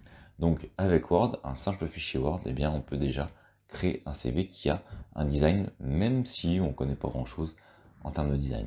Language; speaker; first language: French; native; French